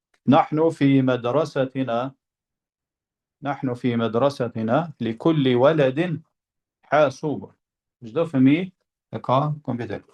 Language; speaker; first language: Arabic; non-native, fluent; Albanian